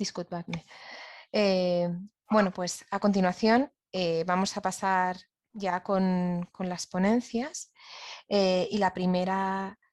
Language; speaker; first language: Spanish; native; Spanish